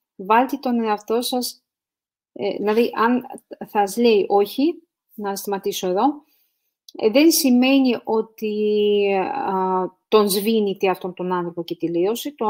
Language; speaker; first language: Greek; non-native, fluent; Russian